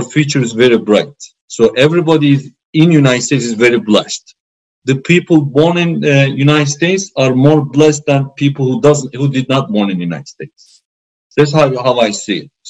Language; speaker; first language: English; non-native, fluent; Turkish